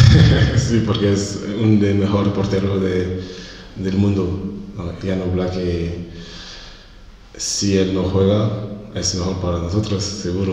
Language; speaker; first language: Spanish; non-native, fluent; French